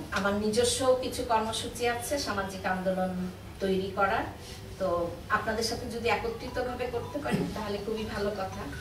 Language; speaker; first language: Bangla; native; Bangla